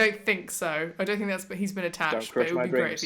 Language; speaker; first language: English; native; English